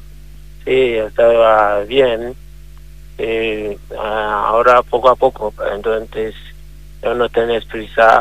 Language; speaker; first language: Spanish; non-native, learner; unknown